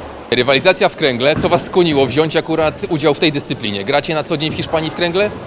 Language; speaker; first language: Polish; native; Polish